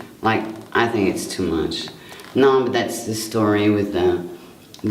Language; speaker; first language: English; non-native, fluent; French